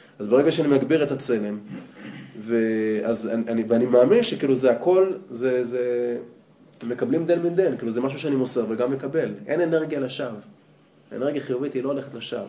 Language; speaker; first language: Hebrew; native; Hebrew